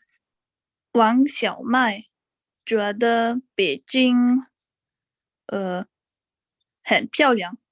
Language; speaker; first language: Chinese; non-native, learner; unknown